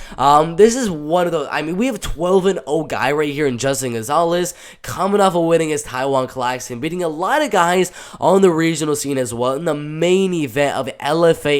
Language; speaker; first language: English; native; English